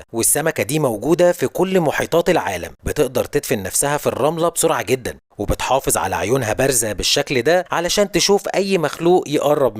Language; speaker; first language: Arabic; native; Arabic